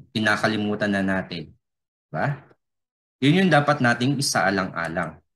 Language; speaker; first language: Filipino; non-native, local second language; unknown